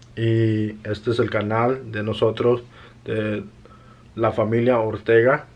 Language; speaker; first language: Spanish; early bilingual, heritage; Spanish